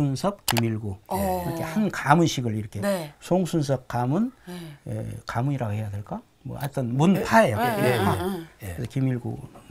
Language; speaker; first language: Korean; native; Korean